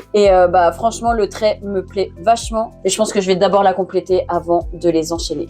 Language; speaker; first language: French; native; French